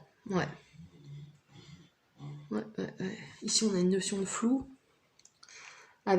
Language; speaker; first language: French; native; French